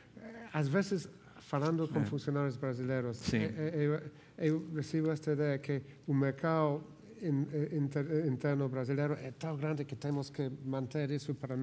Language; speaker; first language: Portuguese; non-native, fluent; Spanish